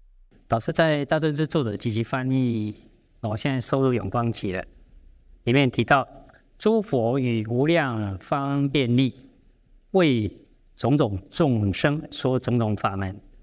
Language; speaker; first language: Chinese; native; Chinese